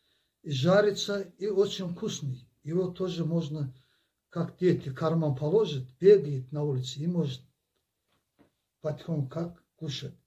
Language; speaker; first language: Russian; non-native, local second language; Azerbaijani